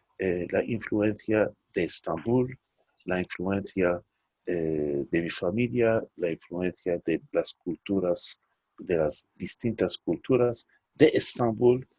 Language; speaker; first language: Spanish; early bilingual, heritage; Turkish